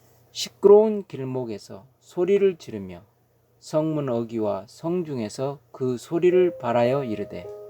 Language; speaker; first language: Korean; native; Korean